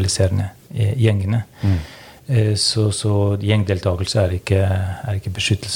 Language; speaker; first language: Norwegian; non-native, fluent; Albanian